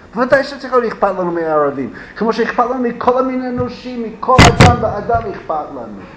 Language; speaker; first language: Hebrew; non-native, fluent; English